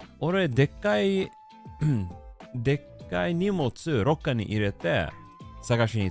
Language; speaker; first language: Japanese; non-native, learner; Swedish